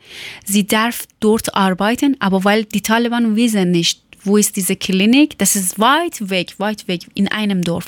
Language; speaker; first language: German; non-native, learner; Persian